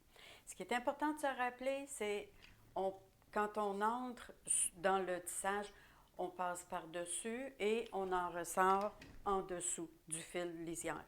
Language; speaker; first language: French; native; French